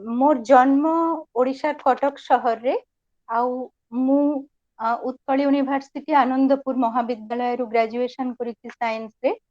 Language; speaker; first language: Odia; non-native, local second language; Bangla